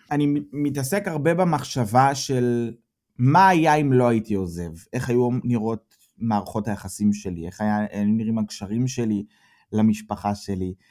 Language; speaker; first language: Hebrew; native; Hebrew